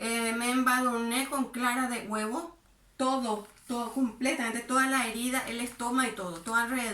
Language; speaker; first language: Spanish; native; Spanish